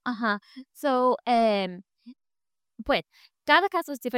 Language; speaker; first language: Spanish; non-native, fluent; English